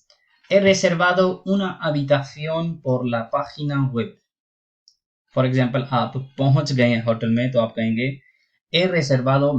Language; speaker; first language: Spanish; non-native, fluent; Urdu